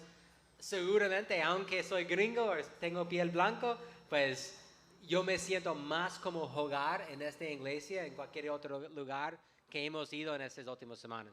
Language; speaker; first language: Spanish; non-native, fluent; English